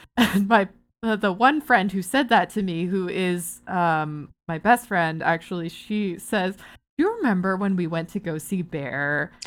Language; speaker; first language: English; native; English